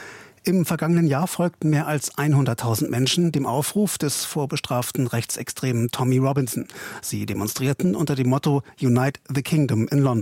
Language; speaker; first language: German; native; German